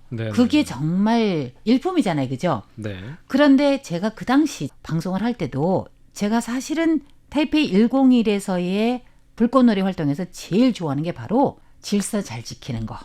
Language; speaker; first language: Korean; non-native, fluent; Chinese